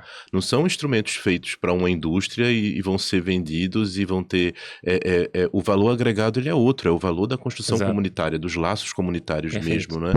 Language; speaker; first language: Portuguese; native; Portuguese